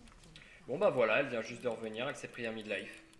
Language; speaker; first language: French; native; French